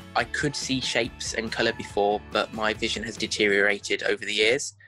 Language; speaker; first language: English; native; English